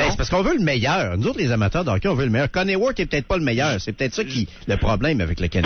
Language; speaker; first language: French; native; French